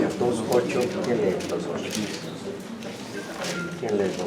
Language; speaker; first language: Spanish; native; Spanish